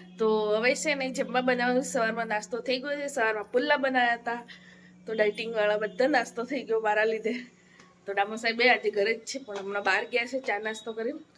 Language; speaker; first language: Gujarati; non-native, local second language; Bhili